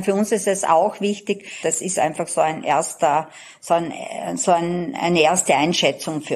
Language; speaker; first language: German; native; German